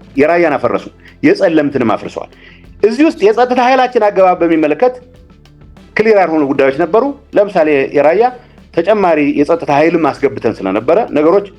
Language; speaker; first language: Amharic; non-native, local second language; Tigrinya